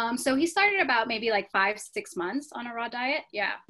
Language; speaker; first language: English; native; English